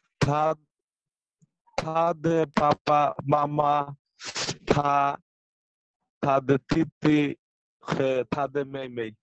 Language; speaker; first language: Chinese; non-native, learner; Bangla